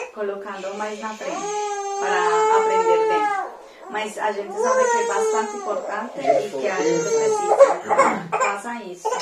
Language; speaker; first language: Portuguese; non-native, fluent; Spanish